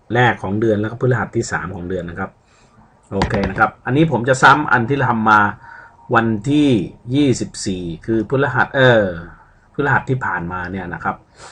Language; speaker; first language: Thai; early bilingual, other home language; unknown